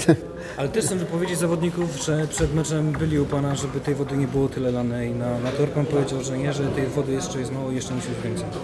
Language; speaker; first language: Polish; native; Polish